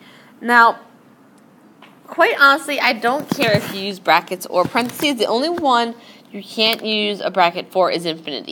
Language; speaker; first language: English; native; English